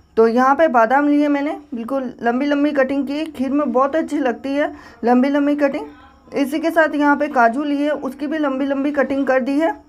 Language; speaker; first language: Hindi; native; Hindi